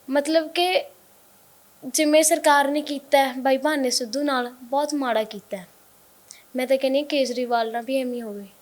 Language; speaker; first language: Punjabi; native; Punjabi